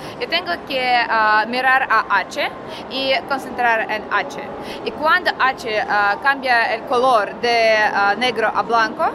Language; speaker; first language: Spanish; non-native, learner; Russian